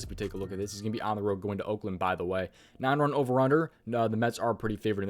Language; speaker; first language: English; native; English